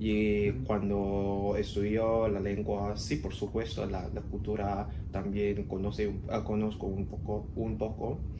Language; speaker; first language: Spanish; non-native, learner; Cantonese